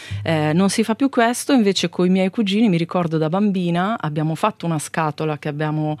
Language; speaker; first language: Italian; native; Italian